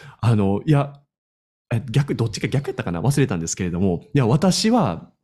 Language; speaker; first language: Japanese; native; Japanese